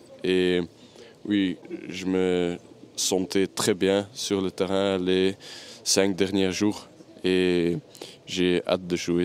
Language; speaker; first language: French; non-native, local second language; Dutch